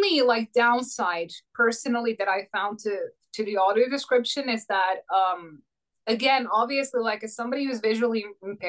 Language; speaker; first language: English; non-native, fluent; Croatian